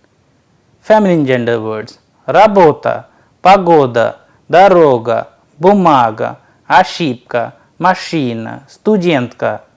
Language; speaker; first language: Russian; non-native, fluent; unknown